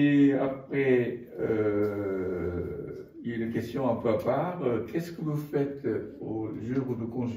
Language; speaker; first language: French; non-native, fluent; Japanese